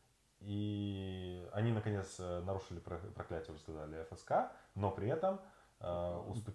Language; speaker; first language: Russian; native; Russian